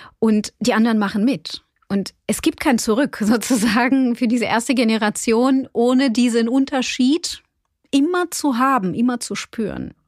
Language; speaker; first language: German; non-native, fluent; Russian